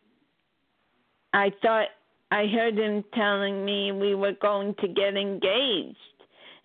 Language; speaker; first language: English; native; English